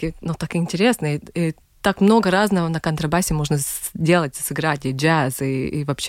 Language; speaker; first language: Russian; non-native, local second language; Latvian